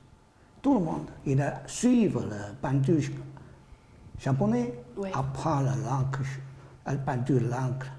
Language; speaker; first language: French; non-native, learner; Chinese